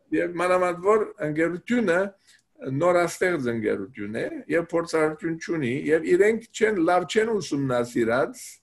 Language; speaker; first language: Armenian; native; Armenian